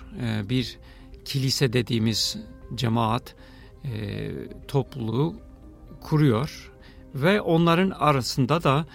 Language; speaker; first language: Turkish; non-native, fluent; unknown